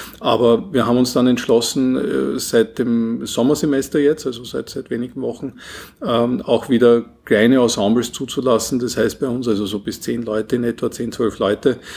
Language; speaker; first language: German; native; German